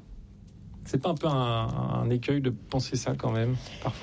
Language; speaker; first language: French; native; French